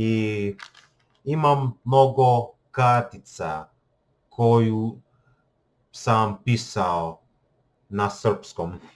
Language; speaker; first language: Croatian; non-native, learner; English